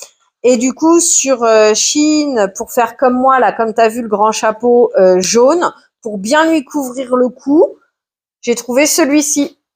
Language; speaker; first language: French; native; French